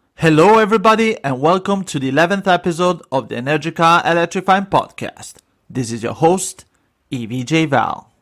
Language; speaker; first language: English; non-native, fluent; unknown